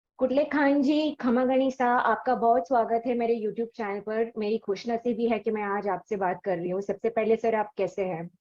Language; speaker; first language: Hindi; non-native, local second language; Tamil